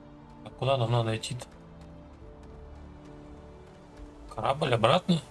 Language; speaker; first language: Russian; native; Russian